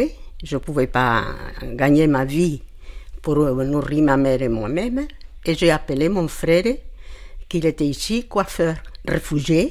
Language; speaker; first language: French; non-native, fluent; Spanish